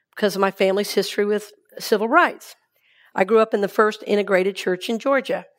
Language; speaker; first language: English; native; English